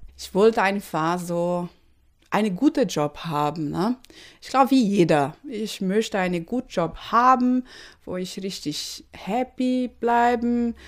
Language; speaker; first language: German; non-native, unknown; Portuguese